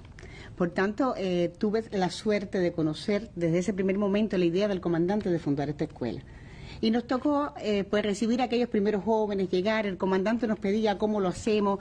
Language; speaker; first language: Spanish; native; Spanish